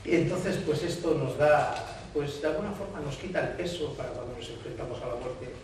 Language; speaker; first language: Spanish; native; Spanish